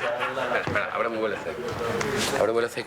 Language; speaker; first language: Spanish; native; Spanish